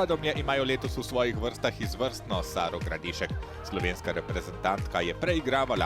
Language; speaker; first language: Slovenian; native; Slovenian